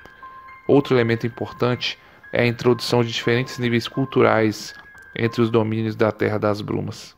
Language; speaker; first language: Portuguese; native; Portuguese